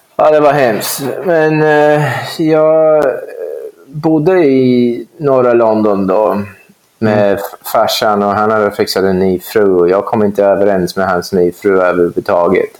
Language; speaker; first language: Swedish; non-native, fluent; English